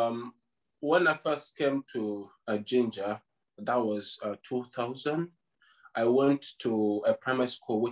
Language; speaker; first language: English; non-native, local second language; Ganda